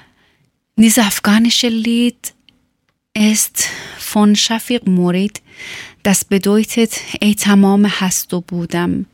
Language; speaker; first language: German; non-native, learner; Persian